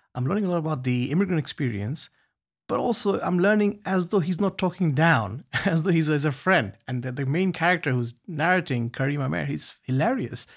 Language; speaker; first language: English; non-native, local second language; Bangla